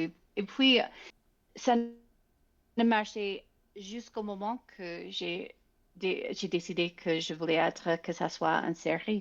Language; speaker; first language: French; non-native, fluent; English